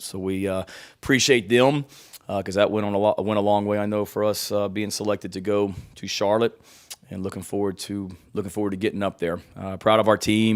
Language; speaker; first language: English; native; English